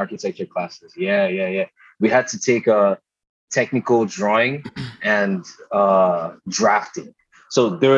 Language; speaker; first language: English; non-native, local second language; Igbo